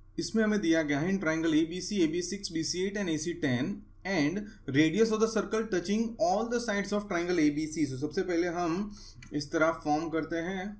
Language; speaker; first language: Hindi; non-native, local second language; Gujarati